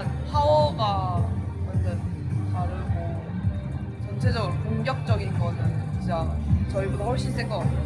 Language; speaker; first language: Korean; non-native, fluent; Indonesian